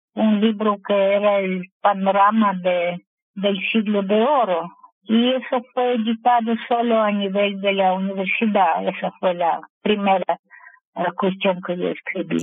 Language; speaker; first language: Spanish; non-native, fluent; Russian